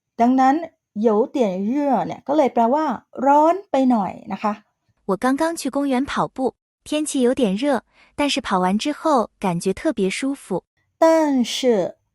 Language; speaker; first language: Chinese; non-native, fluent; Thai